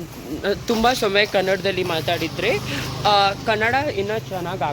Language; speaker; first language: Kannada; non-native, learner; Marathi